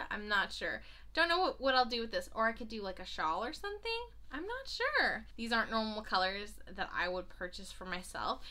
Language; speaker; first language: English; native; English